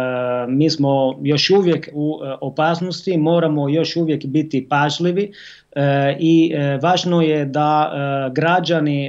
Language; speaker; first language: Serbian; non-native, fluent; Italian